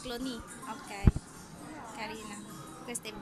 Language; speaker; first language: Italian; non-native, learner; Filipino